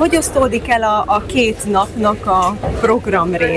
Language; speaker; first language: Hungarian; native; Hungarian